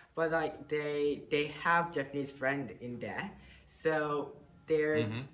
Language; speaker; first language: English; non-native, fluent; Japanese